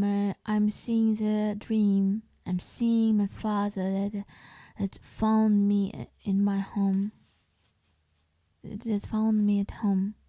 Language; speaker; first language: English; non-native, learner; Crimean Tatar